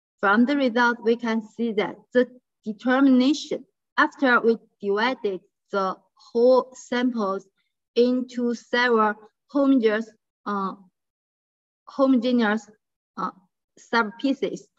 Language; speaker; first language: English; non-native, fluent; Chinese